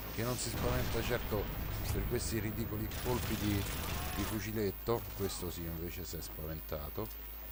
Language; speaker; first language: Italian; native; Italian